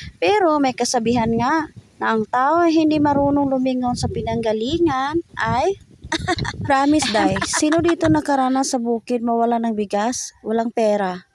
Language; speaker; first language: Filipino; non-native, local second language; Cebuano